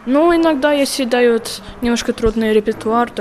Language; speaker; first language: Russian; early bilingual, heritage; Russian